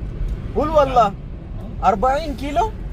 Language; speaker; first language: Arabic; non-native, learner; Hindi